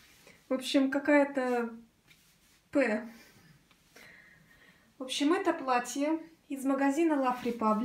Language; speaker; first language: Russian; native; Russian